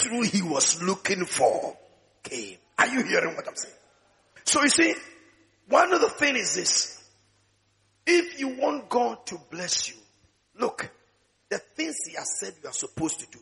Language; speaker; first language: English; non-native, local second language; Akan